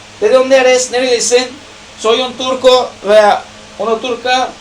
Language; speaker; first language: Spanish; non-native, learner; Turkish